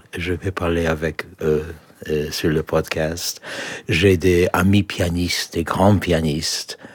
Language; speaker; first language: French; non-native, fluent; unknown